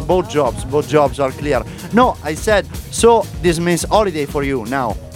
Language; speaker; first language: English; non-native, fluent; Italian